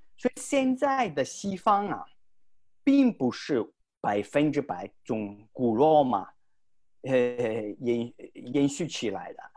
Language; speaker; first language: Chinese; non-native, fluent; Italian